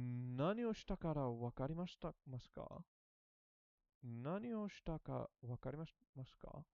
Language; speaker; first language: Japanese; non-native, learner; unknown